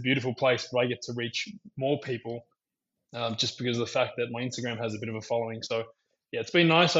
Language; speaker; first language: English; native; English